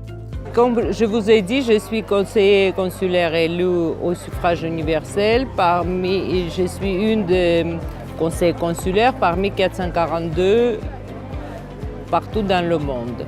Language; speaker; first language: French; non-native, fluent; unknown